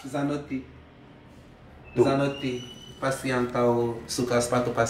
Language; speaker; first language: Indonesian; non-native, fluent; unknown